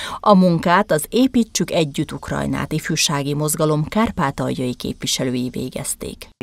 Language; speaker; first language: Hungarian; native; Hungarian